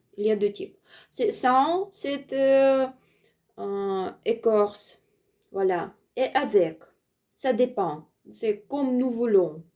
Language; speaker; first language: French; non-native, learner; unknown